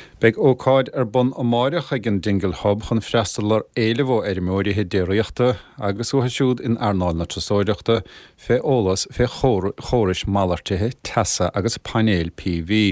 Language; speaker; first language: Irish; native; Irish